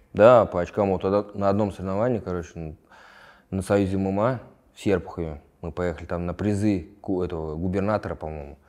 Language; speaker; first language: Russian; native; Russian